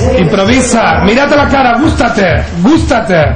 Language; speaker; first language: Spanish; native; Spanish